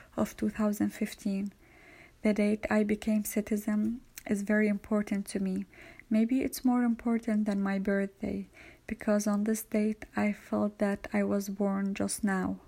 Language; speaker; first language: English; non-native, fluent; Arabic